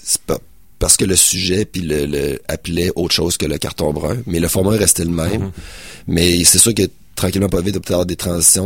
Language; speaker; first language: French; native; French